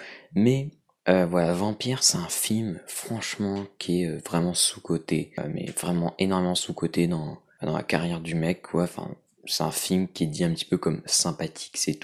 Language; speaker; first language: French; native; French